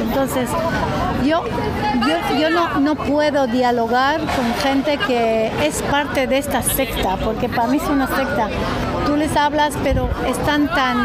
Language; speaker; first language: Spanish; non-native, fluent; Hebrew